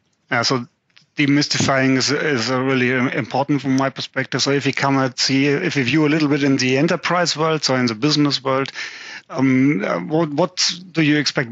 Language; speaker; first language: English; non-native, fluent; German